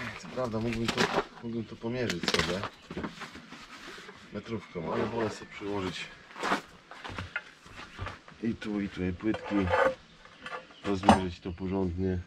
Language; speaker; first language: Polish; native; Polish